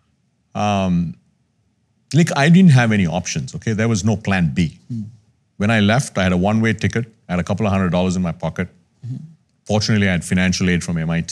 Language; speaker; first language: English; non-native, local second language; Tamil